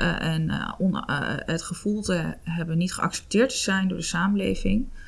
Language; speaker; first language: Dutch; native; Dutch